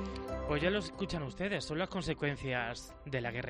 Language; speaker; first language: Spanish; native; Spanish